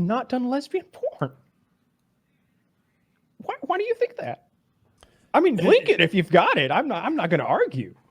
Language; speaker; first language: English; native; English